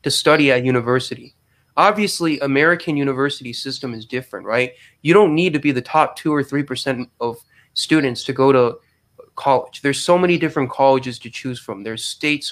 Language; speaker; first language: English; native; English